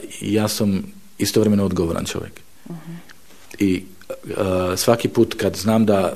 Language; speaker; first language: Bosnian; non-native, fluent; Slovak